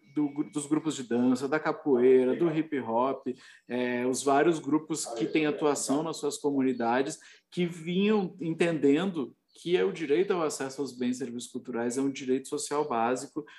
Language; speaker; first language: Portuguese; native; Portuguese